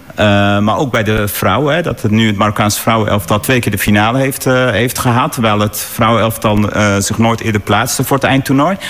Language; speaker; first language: Dutch; early bilingual, other home language; Arabic